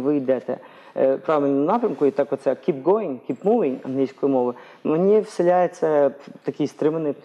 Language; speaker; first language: Ukrainian; native; Ukrainian